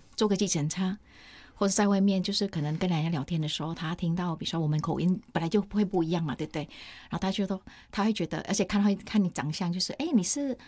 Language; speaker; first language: Chinese; early bilingual, heritage; Chinese